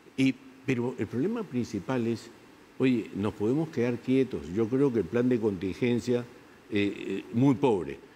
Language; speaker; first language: Spanish; native; Spanish